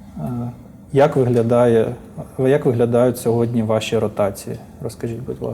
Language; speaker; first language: Ukrainian; native; Ukrainian